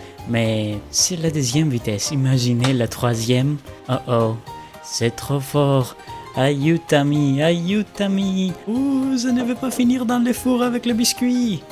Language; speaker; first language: French; non-native, fluent; Greek